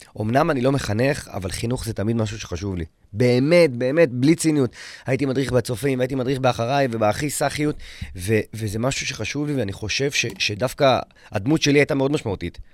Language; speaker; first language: Hebrew; native; Hebrew